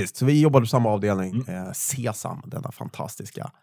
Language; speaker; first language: Swedish; native; Swedish